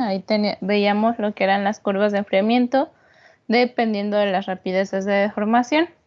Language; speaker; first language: Spanish; native; Spanish